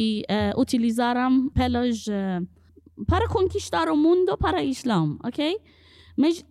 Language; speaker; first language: Portuguese; non-native, fluent; Persian